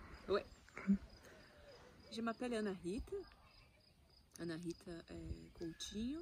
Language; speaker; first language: French; non-native, fluent; Portuguese